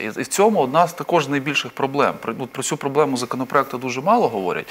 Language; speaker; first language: Ukrainian; native; Ukrainian